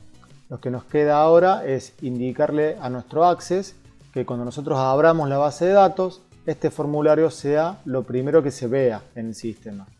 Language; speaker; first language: Spanish; native; Spanish